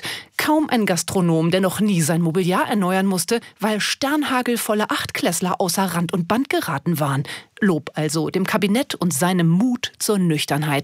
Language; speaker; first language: German; native; German